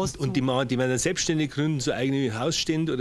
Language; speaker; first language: German; native; German